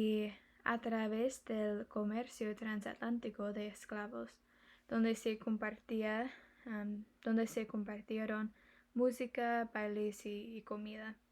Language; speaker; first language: Spanish; non-native, learner; English